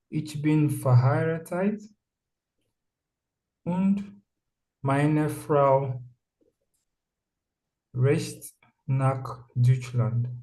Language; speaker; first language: German; non-native, learner; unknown